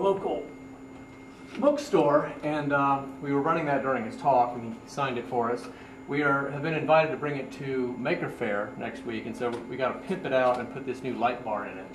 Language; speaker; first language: English; native; English